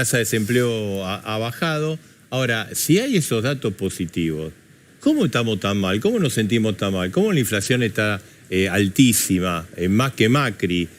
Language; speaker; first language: Spanish; native; Spanish